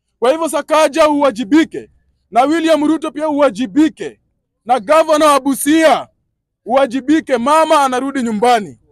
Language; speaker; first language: Swahili; native; Swahili